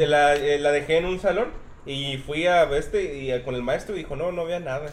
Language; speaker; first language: Spanish; native; Spanish